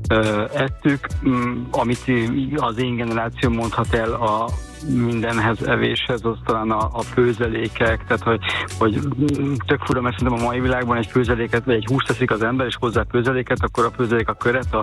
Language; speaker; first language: Hungarian; native; Hungarian